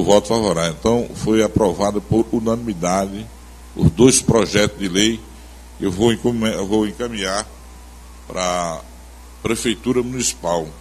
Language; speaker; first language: Portuguese; native; Portuguese